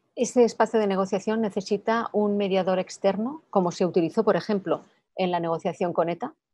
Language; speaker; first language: Spanish; non-native, local second language; Catalan